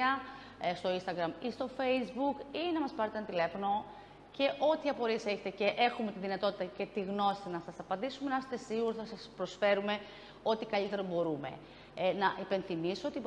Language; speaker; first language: Greek; native; Greek